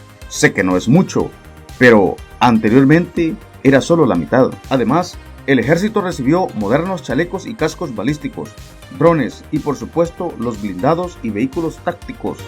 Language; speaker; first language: Spanish; native; Spanish